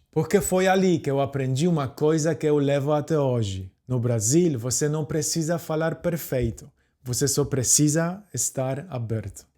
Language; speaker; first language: Portuguese; non-native, fluent; Polish